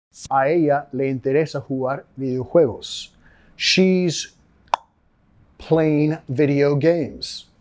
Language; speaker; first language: Spanish; non-native, fluent; English